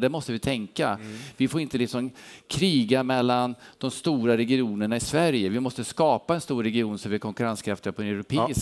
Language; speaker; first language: Swedish; native; Swedish